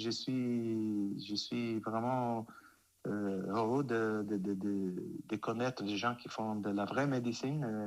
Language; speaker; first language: French; non-native, fluent; Italian